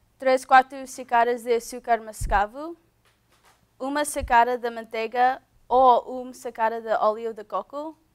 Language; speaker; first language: Portuguese; non-native, learner; English